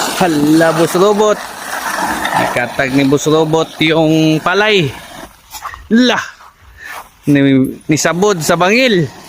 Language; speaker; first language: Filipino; non-native, local second language; Cebuano